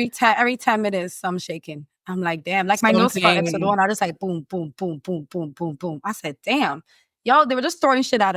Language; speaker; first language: English; native; English